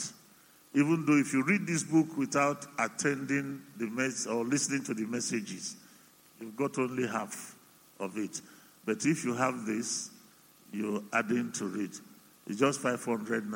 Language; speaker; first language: English; non-native, local second language; Igbo